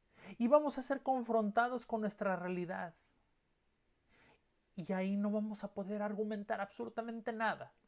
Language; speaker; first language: Spanish; native; Spanish